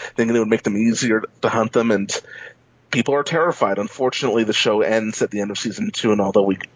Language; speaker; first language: English; native; English